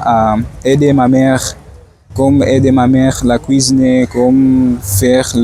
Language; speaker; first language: French; non-native, learner; Swahili